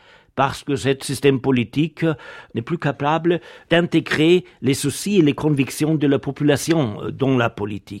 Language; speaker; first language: French; non-native, fluent; German